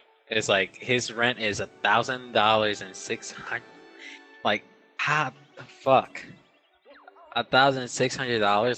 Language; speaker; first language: English; early bilingual, other home language; Spanish